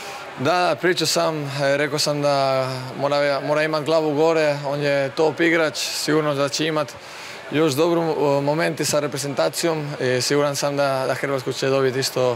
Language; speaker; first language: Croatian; non-native, fluent; Spanish